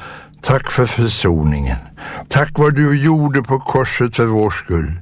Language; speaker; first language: Swedish; native; Swedish